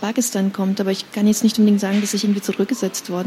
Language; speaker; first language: German; early bilingual, other home language; Russian